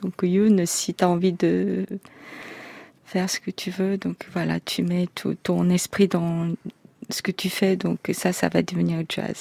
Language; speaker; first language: French; non-native, fluent; Korean